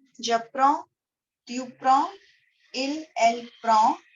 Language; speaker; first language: French; non-native, fluent; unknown